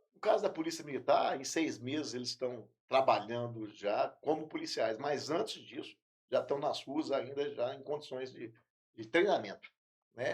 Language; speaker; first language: Portuguese; native; Portuguese